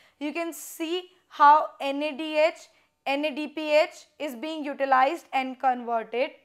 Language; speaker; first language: English; non-native, local second language; Hindi